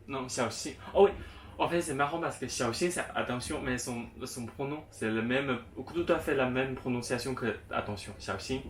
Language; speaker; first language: French; non-native, fluent; Chinese